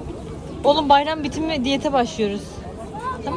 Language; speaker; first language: Turkish; native; Turkish